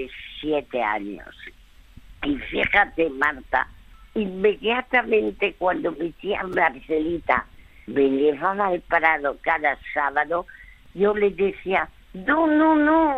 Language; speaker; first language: Spanish; early bilingual, other home language; French